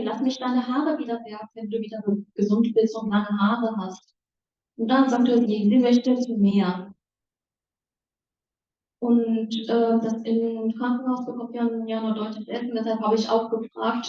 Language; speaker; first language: German; non-native, fluent; Korean